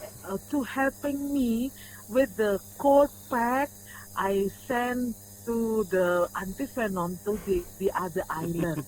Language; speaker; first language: English; non-native, learner; Indonesian